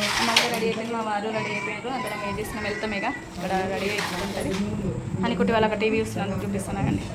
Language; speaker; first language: Telugu; non-native, local second language; Lambadi